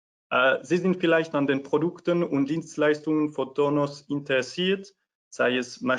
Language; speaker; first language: German; non-native, fluent; French